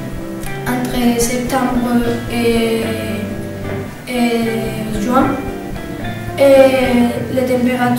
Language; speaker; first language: French; non-native, learner; Spanish